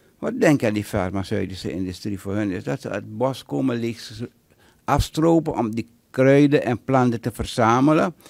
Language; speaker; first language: Dutch; native; Dutch